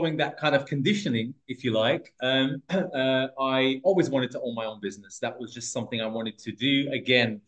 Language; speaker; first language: English; early bilingual, other home language; Portuguese